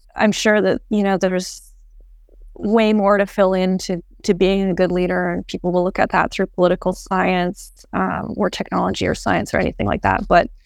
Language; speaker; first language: English; native; English